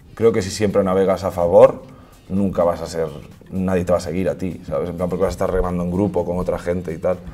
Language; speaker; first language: Spanish; native; Spanish